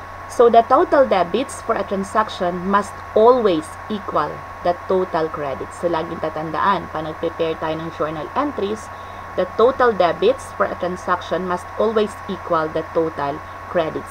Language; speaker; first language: English; non-native, local second language; Filipino